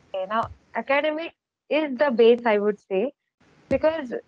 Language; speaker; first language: English; non-native, local second language; Marathi